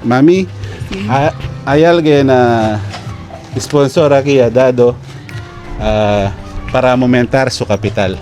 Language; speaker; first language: Spanish; non-native, learner; Pampanga